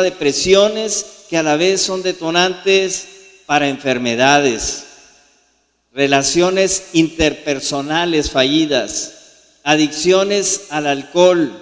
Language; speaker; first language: Spanish; native; Spanish